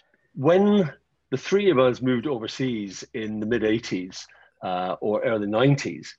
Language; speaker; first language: English; native; English